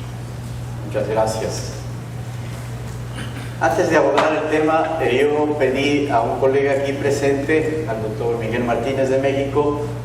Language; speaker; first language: Spanish; native; Spanish